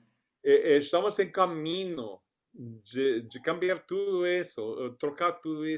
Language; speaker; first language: Portuguese; non-native, learner; English